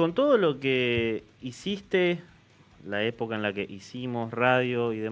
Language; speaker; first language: Spanish; native; Spanish